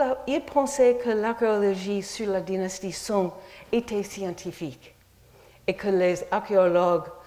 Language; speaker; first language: French; non-native, fluent; English